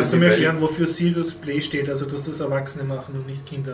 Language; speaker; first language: German; native; German